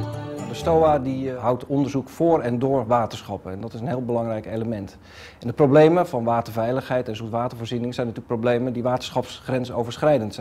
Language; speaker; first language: Dutch; native; Dutch